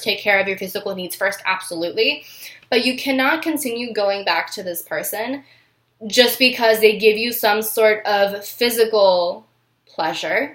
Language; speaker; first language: English; native; English